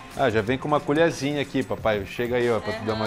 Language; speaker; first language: Portuguese; native; Portuguese